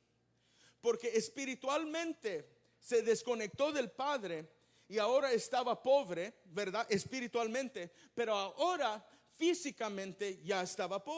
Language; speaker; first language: Spanish; early bilingual, heritage; Spanish